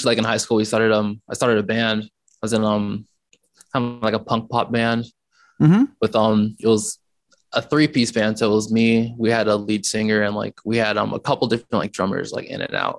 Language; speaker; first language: English; native; English